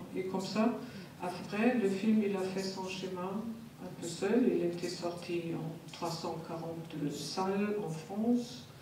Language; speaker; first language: French; non-native, fluent; German